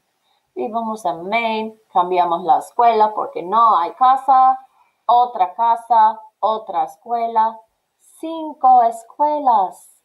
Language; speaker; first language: Spanish; non-native, fluent; English